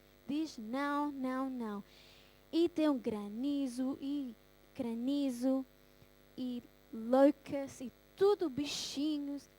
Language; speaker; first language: Portuguese; early bilingual, heritage; Portuguese